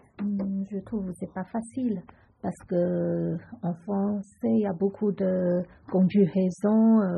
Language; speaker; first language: French; non-native, learner; Chinese